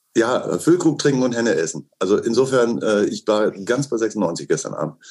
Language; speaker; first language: German; native; German